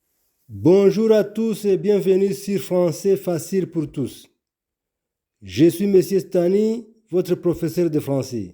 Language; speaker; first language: French; non-native, local second language; Kinyarwanda